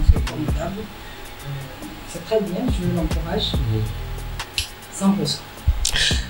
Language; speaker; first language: French; non-native, local second language; Lingala